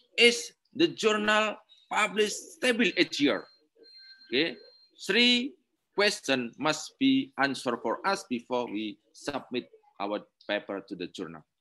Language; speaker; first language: English; non-native, learner; Indonesian